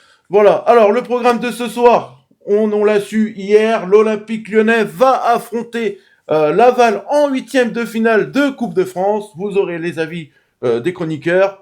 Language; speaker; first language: French; native; French